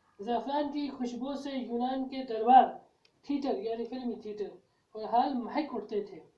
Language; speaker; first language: Urdu; non-native, local second language; Kashmiri